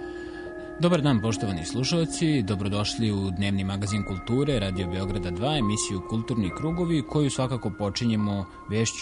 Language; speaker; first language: Serbian; native; Serbian